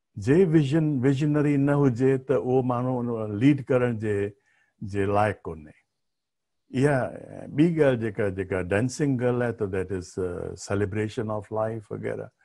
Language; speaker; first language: Sindhi; early bilingual, heritage; Sindhi